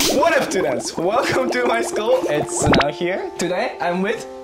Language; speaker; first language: English; non-native, fluent; Japanese